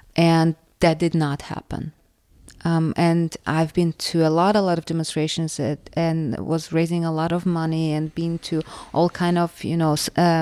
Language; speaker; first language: English; non-native, fluent; Russian